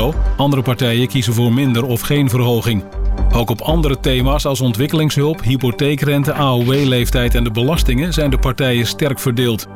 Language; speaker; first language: Dutch; native; Dutch